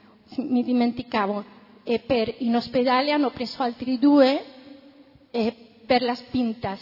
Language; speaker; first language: Italian; non-native, fluent; Spanish